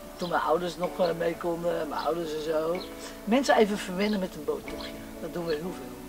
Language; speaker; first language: Dutch; non-native, local second language; Western Frisian